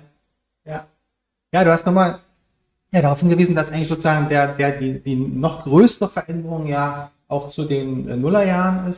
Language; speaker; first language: German; native; German